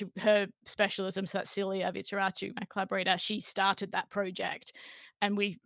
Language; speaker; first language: English; native; English